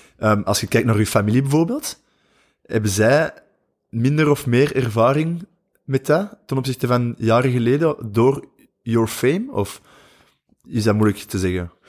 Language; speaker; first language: Dutch; native; Dutch